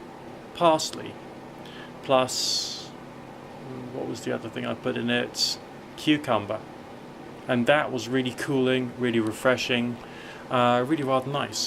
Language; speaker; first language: English; native; English